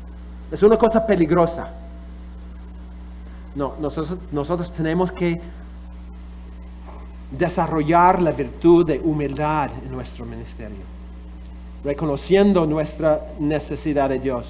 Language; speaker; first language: Spanish; non-native, fluent; English